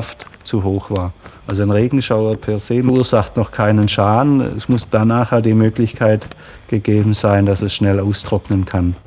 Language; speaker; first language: German; native; German